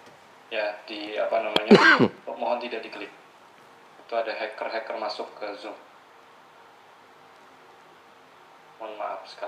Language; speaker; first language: Malay; native; Malay